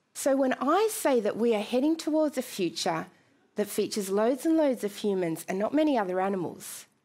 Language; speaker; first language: English; native; English